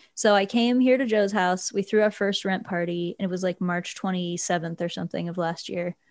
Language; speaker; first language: English; native; English